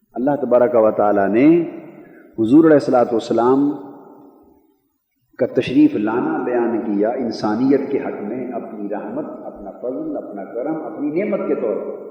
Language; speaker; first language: Urdu; native; Urdu